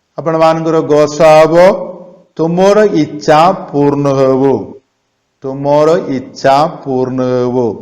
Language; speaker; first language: Odia; non-native, local second language; Malayalam